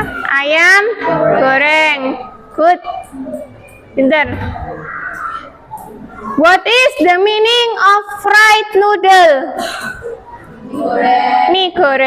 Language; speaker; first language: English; non-native, learner; Indonesian